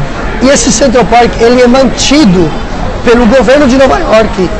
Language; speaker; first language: Portuguese; non-native, fluent; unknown